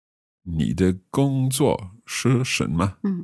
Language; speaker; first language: Chinese; non-native, learner; English